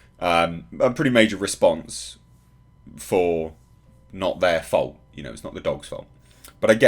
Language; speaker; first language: English; native; English